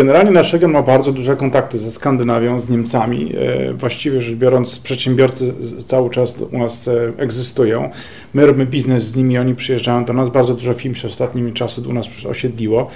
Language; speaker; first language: Polish; native; Polish